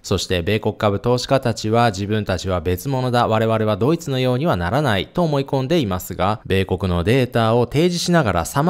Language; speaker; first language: Japanese; native; Japanese